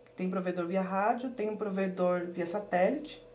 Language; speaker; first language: Portuguese; early bilingual, heritage; Spanish